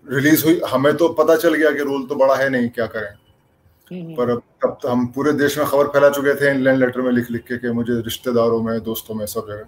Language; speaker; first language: Hindi; native; Hindi